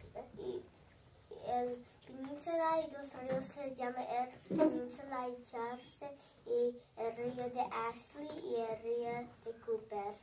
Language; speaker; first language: Spanish; non-native, learner; English